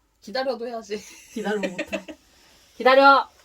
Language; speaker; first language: Korean; native; Korean